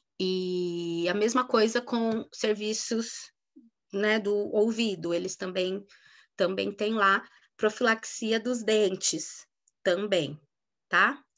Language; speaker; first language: Portuguese; native; Portuguese